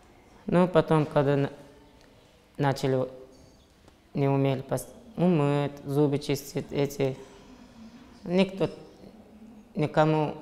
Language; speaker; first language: Russian; non-native, local second language; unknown